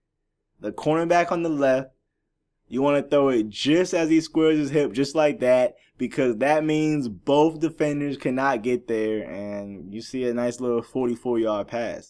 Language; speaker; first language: English; native; English